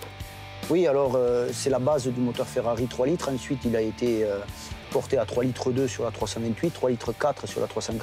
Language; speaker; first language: French; native; French